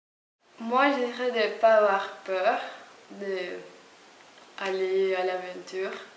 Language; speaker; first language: French; non-native, fluent; Spanish